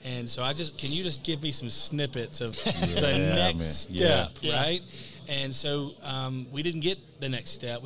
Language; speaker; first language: English; native; English